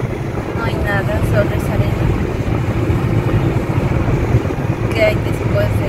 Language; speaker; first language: Spanish; non-native, fluent; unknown